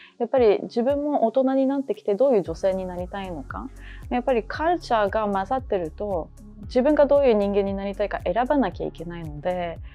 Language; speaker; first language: Japanese; early bilingual, heritage; Japanese